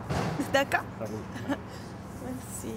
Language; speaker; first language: French; non-native, learner; Portuguese